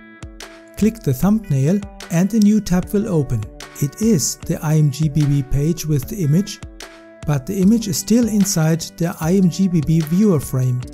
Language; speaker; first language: English; non-native, fluent; German